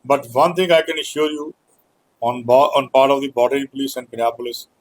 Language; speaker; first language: English; non-native, local second language; Punjabi